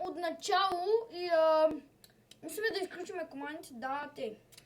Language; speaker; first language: Bulgarian; native; Bulgarian